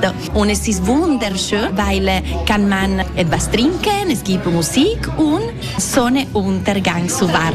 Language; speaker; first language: German; non-native, learner; Italian